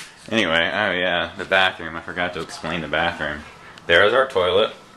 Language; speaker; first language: English; native; English